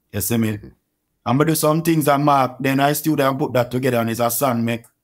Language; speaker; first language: English; non-native, local second language; Jamaican Creole English